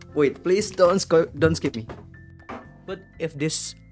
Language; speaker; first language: English; non-native, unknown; Indonesian